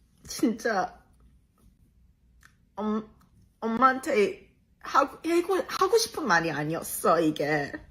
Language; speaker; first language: Korean; early bilingual, heritage; English